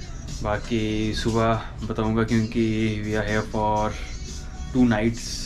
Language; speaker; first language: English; non-native, local second language; Hindi